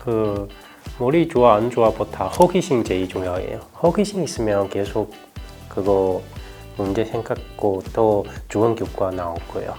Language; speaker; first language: Korean; non-native, learner; Chinese